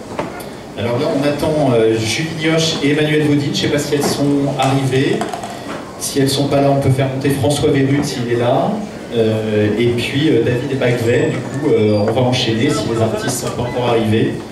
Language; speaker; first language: French; native; French